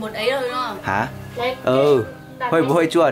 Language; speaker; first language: Chinese; non-native, fluent; Vietnamese